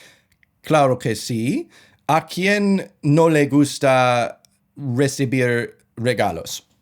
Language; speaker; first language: Spanish; non-native, learner; English